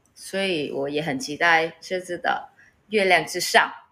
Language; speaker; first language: Chinese; non-native, learner; Vietnamese